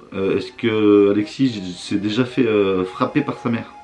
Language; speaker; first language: French; native; French